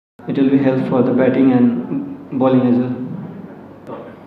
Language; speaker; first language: English; non-native, local second language; Bangla